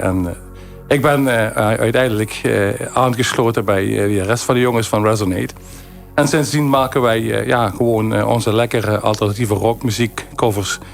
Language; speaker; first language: Dutch; native; Dutch